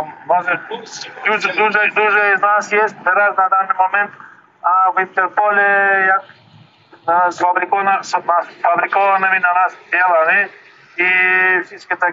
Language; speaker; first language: Polish; non-native, learner; Turkmen